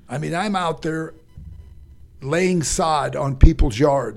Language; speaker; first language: English; native; English